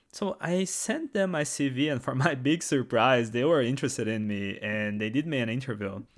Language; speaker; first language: English; non-native, fluent; Portuguese